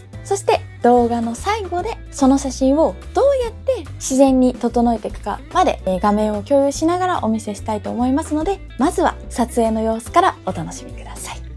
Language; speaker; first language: Japanese; native; Japanese